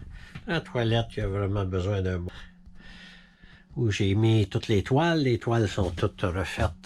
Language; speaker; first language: French; native; French